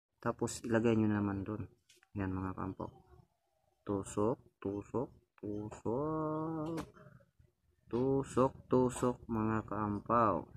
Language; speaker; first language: Filipino; non-native, local second language; Cebuano